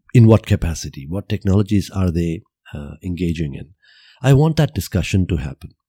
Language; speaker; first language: English; non-native, local second language; Gujarati